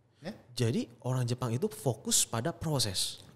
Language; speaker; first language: Indonesian; native; Indonesian